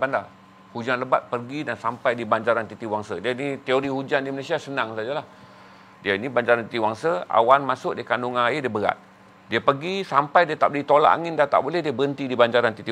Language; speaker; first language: Malay; native; Malay